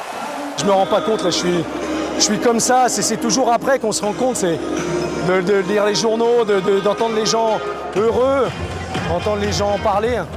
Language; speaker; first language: French; non-native, fluent; Italian